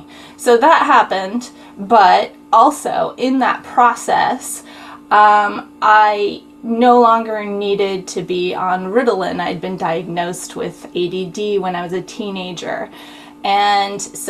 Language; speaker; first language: English; native; English